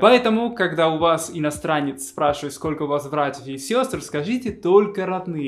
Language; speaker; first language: Russian; non-native, fluent; Spanish